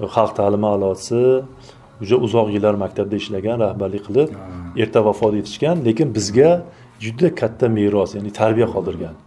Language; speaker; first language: Uzbek; native; Uzbek